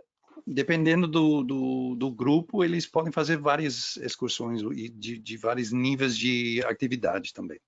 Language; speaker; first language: Portuguese; non-native, fluent; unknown